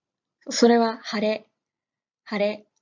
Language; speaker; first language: Japanese; non-native, fluent; English